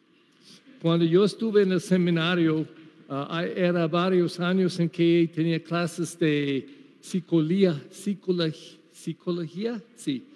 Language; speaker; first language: Spanish; non-native, learner; English